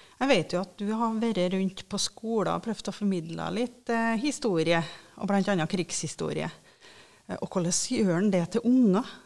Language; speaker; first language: Norwegian; native; Norwegian